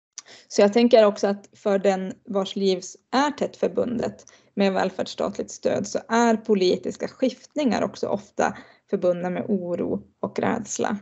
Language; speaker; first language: Swedish; native; Swedish